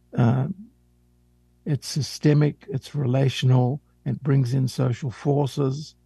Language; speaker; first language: English; native; English